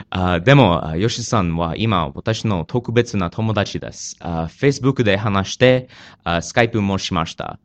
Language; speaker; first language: Japanese; non-native, learner; English